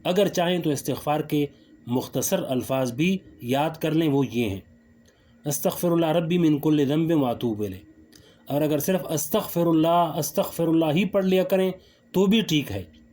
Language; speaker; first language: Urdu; native; Urdu